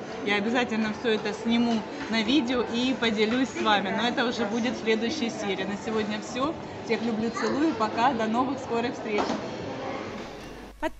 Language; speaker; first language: Russian; native; Russian